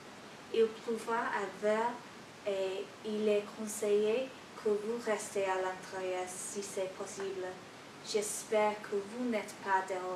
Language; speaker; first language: French; non-native, learner; English